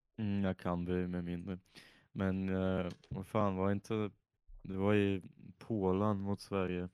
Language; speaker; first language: Swedish; native; Swedish